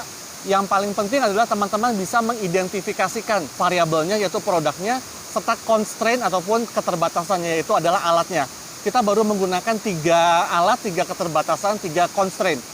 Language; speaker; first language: Indonesian; native; Indonesian